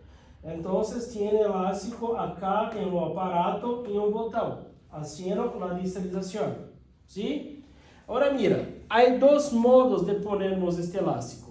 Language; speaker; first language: Spanish; non-native, fluent; Portuguese